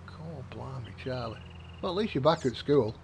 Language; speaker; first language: English; native; English